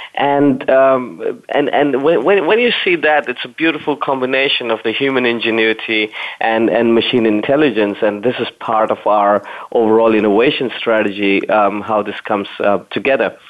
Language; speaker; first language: English; non-native, fluent; German